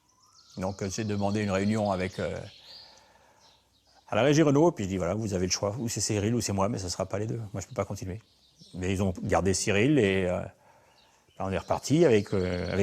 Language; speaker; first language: French; native; French